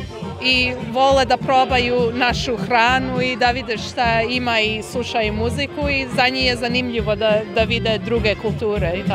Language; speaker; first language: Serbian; early bilingual, heritage; Serbian